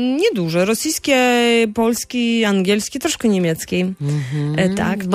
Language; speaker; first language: Polish; non-native, fluent; Russian